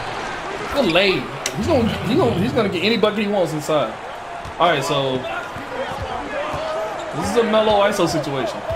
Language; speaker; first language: English; native; English